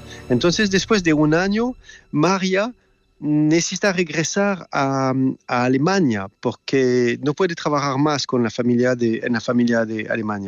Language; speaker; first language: Spanish; non-native, fluent; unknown